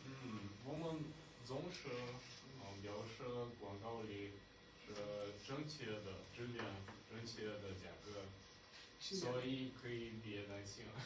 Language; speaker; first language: Chinese; non-native, learner; Somali